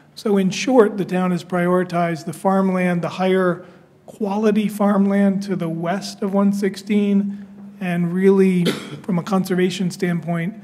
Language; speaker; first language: English; native; English